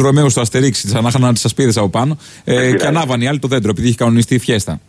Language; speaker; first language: Greek; native; Greek